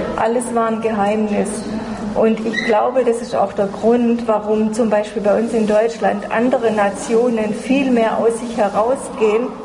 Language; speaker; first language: German; native; German